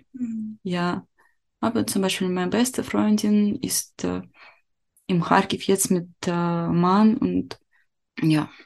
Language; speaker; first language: German; non-native, learner; Ukrainian